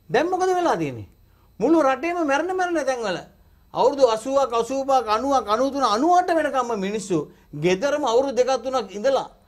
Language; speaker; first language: Sinhala; non-native, local second language; Tamil